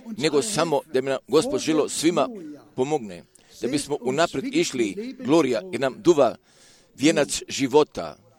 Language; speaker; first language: Croatian; early bilingual, heritage; Croatian